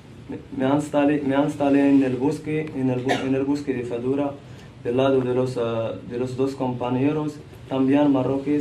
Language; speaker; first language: Spanish; non-native, learner; Central Atlas Tamazight